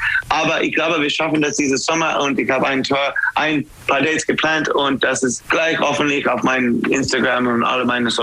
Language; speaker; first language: German; non-native, learner; English